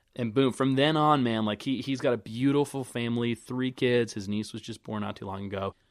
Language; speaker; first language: English; native; English